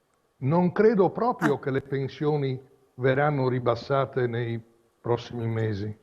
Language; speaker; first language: Italian; native; Italian